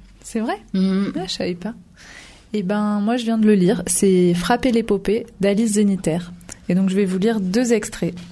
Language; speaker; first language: French; native; French